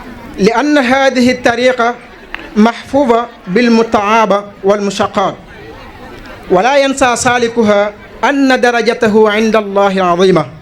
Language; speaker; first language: Arabic; non-native, fluent; Wolof